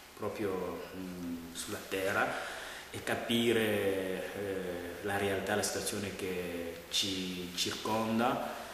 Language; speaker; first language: Italian; non-native, fluent; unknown